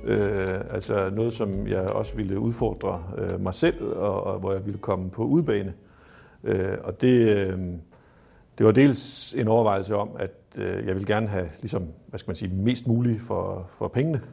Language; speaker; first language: Danish; native; Danish